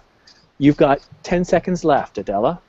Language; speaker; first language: English; native; English